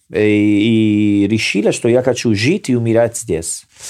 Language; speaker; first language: Russian; non-native, learner; Italian